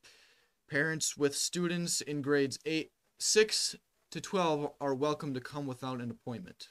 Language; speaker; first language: English; native; English